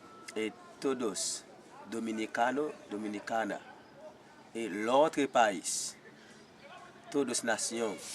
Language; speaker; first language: Spanish; non-native, learner; Haitian Creole